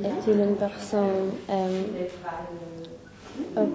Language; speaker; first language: French; non-native, learner; English